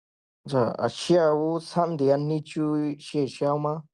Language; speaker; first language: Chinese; non-native, learner; Bangla